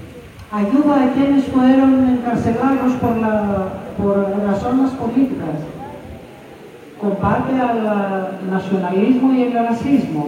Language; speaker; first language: Spanish; non-native, fluent; Greek